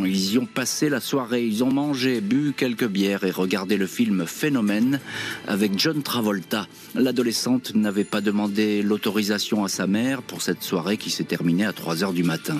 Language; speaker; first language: French; native; French